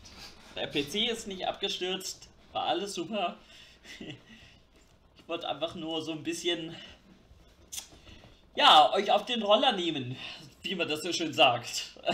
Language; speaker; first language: German; native; German